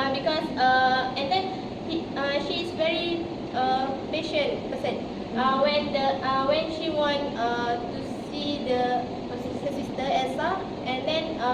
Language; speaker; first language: English; non-native, local second language; Malay